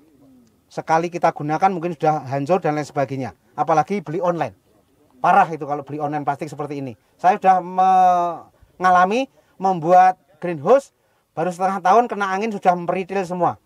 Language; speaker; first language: Indonesian; non-native, local second language; Javanese